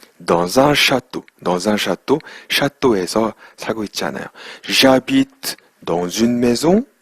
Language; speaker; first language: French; non-native, fluent; Korean